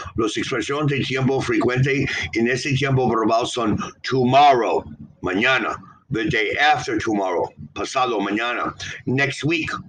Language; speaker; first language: Spanish; non-native, learner; English